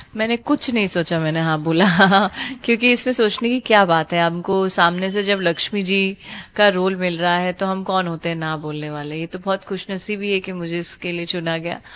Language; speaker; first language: Hindi; non-native, local second language; Bangla